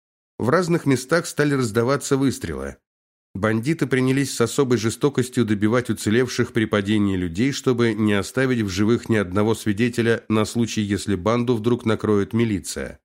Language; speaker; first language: Russian; native; Russian